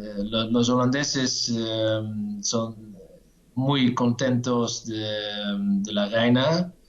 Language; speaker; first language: Spanish; non-native, fluent; Dutch